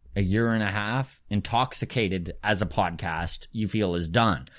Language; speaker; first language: English; native; English